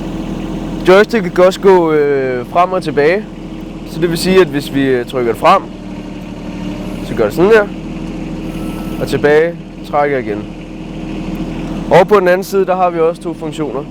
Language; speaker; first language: Danish; native; Danish